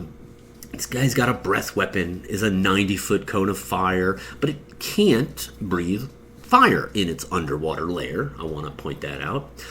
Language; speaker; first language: English; native; English